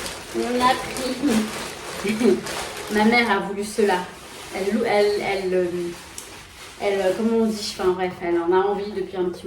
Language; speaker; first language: French; native; French